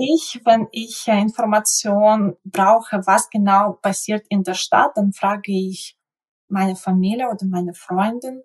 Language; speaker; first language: German; non-native, local second language; Ukrainian